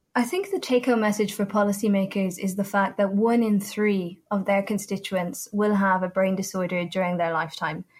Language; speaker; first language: English; non-native, fluent; Italian